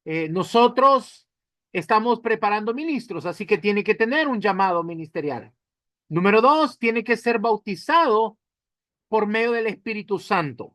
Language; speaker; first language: Spanish; native; Spanish